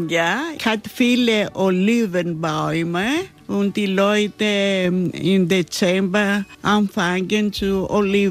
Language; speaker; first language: German; non-native, learner; Greek